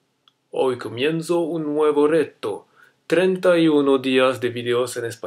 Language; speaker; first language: Spanish; non-native, learner; French